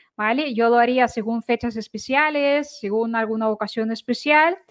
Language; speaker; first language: Spanish; non-native, fluent; Ukrainian